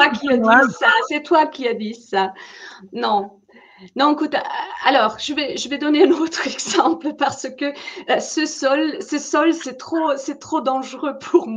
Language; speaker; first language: French; non-native, fluent; German